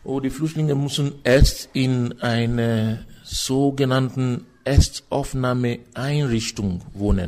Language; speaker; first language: German; non-native, fluent; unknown